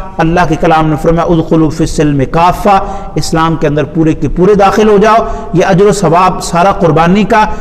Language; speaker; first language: Urdu; non-native, local second language; Punjabi